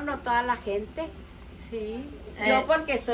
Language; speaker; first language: Spanish; native; Spanish